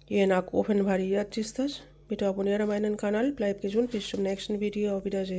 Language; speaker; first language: German; non-native, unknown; Bangla